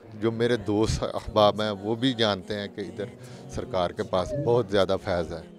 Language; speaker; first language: Urdu; non-native, local second language; Punjabi